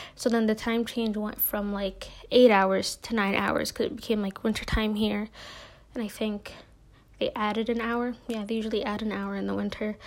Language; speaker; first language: English; native; English